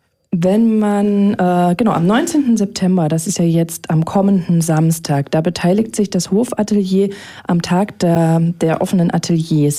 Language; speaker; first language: German; native; German